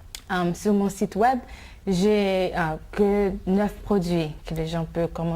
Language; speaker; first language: French; non-native, fluent; English